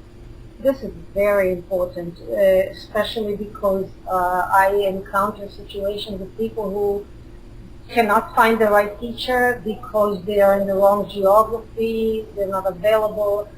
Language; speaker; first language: English; non-native, fluent; Hebrew